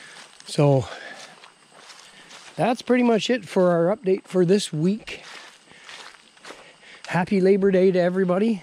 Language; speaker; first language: English; native; English